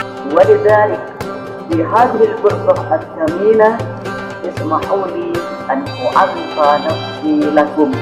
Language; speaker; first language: Arabic; non-native, learner; Indonesian